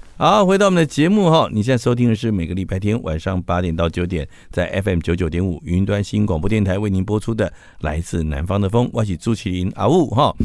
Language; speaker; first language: Chinese; native; Chinese